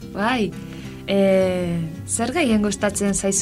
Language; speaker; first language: Basque; non-native, learner; Spanish